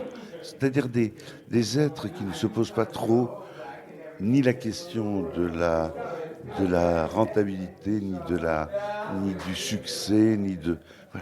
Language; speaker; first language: French; native; French